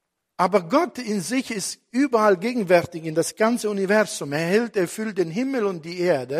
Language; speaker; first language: German; non-native, fluent; Italian